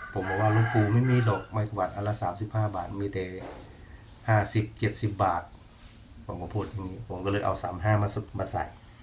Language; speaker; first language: Thai; native; Thai